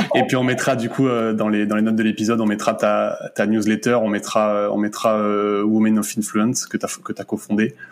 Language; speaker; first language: French; native; French